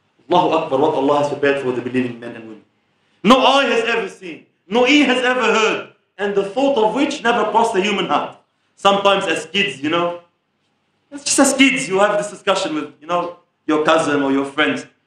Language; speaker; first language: English; early bilingual, other home language; Arabic